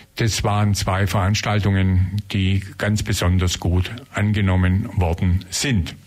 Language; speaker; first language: German; native; German